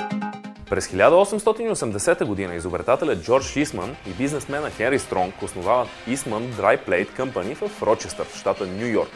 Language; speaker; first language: Bulgarian; native; Bulgarian